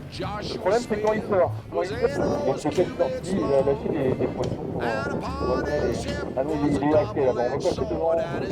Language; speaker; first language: French; native; French